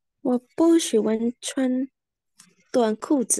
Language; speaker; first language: Chinese; non-native, learner; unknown